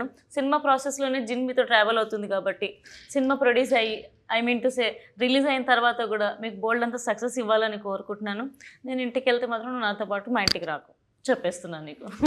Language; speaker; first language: Telugu; native; Telugu